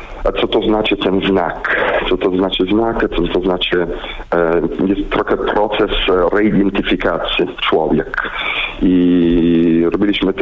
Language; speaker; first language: Polish; non-native, learner; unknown